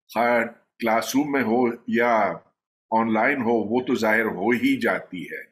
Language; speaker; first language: Urdu; native; Urdu